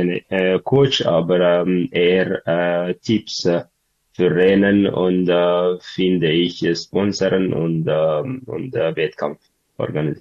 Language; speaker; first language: German; non-native, learner; Tigrinya